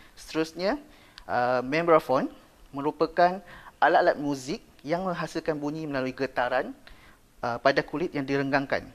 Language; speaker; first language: Malay; native; Malay